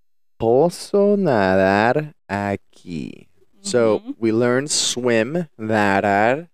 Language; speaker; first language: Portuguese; non-native, learner; English